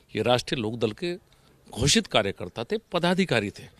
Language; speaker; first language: Hindi; native; Hindi